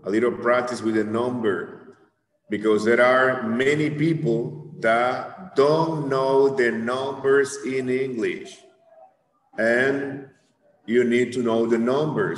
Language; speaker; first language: English; non-native, fluent; Spanish